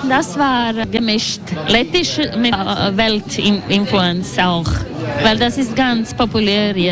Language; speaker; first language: German; non-native, learner; Latvian